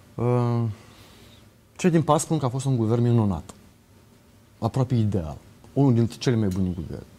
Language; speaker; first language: Romanian; native; Romanian